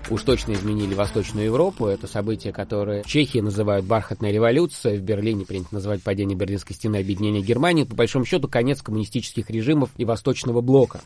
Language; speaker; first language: Russian; native; Russian